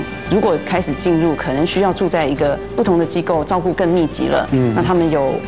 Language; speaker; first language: Chinese; native; Chinese